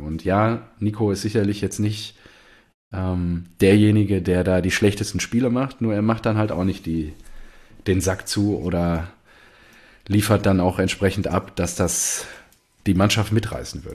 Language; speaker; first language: German; native; German